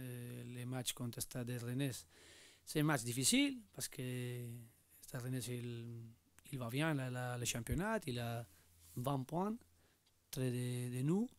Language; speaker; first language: French; non-native, learner; Spanish